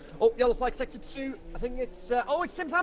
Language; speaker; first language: English; native; English